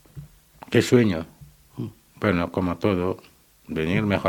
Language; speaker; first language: Spanish; non-native, learner; Wolof